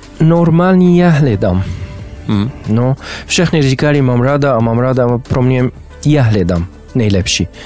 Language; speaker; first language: Czech; non-native, learner; Arabic